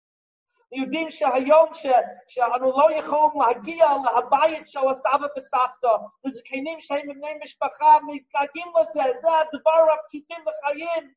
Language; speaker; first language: Hebrew; non-native, fluent; English